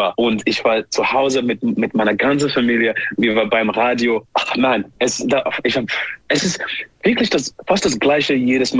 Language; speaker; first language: German; non-native, learner; English